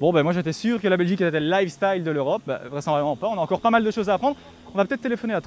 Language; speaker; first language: French; native; French